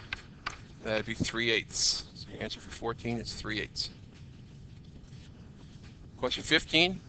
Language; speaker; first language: English; native; English